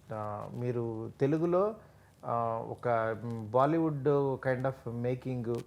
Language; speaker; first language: Telugu; native; Telugu